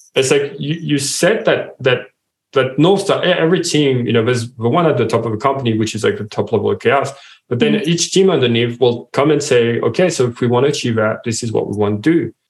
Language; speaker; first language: English; non-native, fluent; French